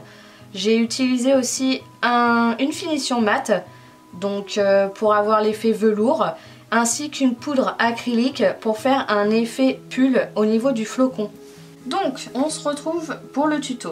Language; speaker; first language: French; native; French